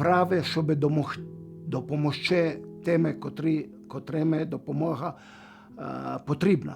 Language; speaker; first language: Ukrainian; early bilingual, heritage; English